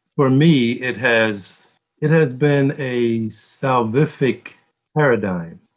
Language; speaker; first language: English; early bilingual, other home language; Korean